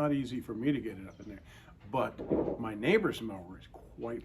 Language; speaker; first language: English; native; English